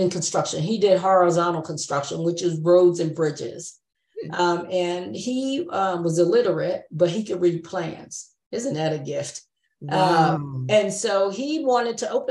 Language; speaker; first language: English; native; English